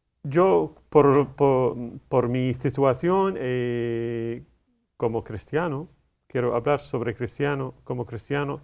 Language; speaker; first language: Spanish; non-native, learner; Arabic